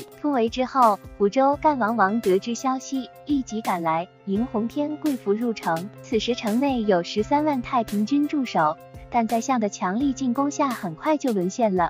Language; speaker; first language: Chinese; native; Chinese